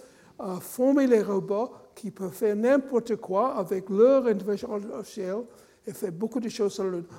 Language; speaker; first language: French; non-native, fluent; English